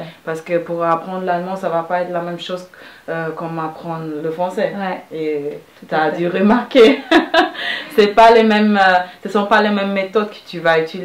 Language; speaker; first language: French; non-native, fluent; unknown